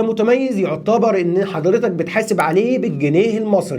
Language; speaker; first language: Arabic; native; Arabic